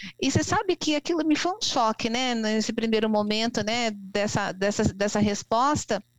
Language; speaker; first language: Portuguese; native; Portuguese